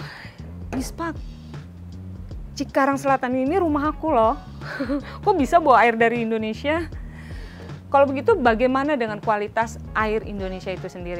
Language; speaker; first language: Indonesian; native; Indonesian